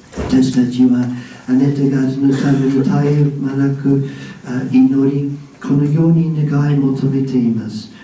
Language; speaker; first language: Japanese; non-native, fluent; English